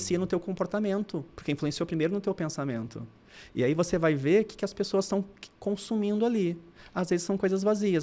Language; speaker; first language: Portuguese; native; Portuguese